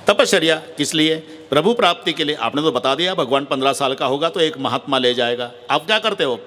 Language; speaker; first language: Hindi; non-native, local second language; Marathi